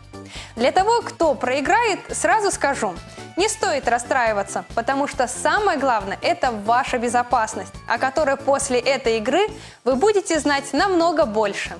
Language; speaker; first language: Russian; native; Russian